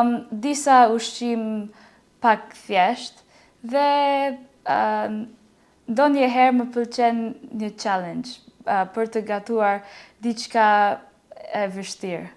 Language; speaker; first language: Albanian; non-native, learner; English